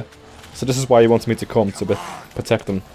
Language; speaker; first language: English; native; English